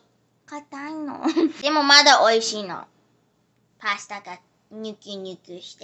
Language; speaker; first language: Japanese; early bilingual, heritage; Japanese